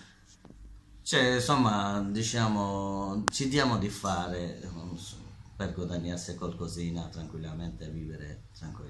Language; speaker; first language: Italian; non-native, learner; Bangla